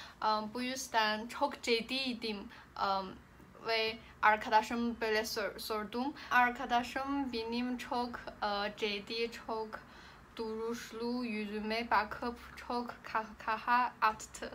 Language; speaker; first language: Turkish; non-native, learner; Chinese